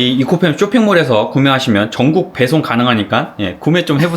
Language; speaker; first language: Korean; native; Korean